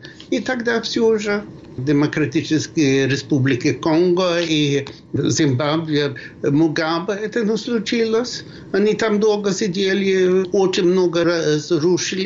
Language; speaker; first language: Russian; non-native, fluent; Swedish